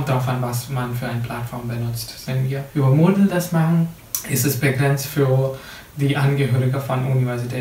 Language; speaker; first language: German; non-native, fluent; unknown